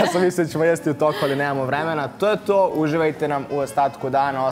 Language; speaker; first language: Serbian; native; Serbian